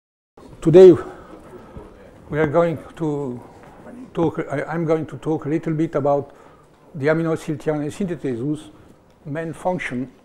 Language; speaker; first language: English; non-native, fluent; French